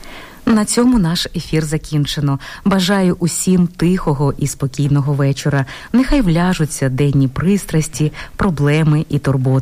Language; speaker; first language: Ukrainian; native; Ukrainian